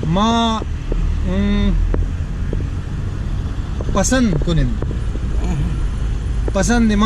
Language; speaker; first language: Persian; non-native, learner; Urdu